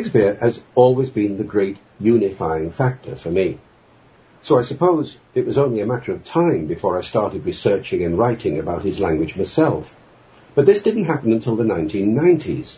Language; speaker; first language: English; native; English